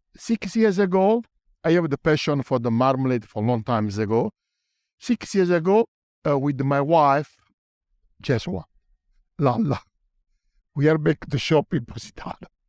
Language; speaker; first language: English; non-native, learner; Italian